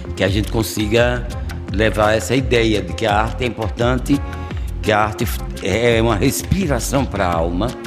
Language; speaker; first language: Portuguese; native; Portuguese